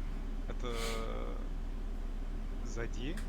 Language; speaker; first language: Russian; non-native, learner; English